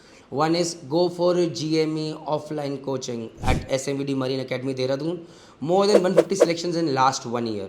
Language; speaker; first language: English; non-native, local second language; Hindi